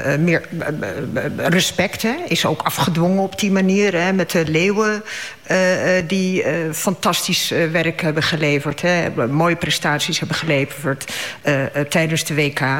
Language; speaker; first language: Dutch; early bilingual, other home language; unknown